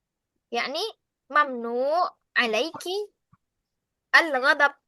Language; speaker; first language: Arabic; non-native, fluent; Indonesian